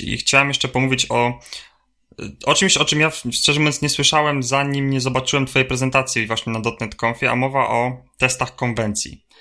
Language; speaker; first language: Polish; native; Polish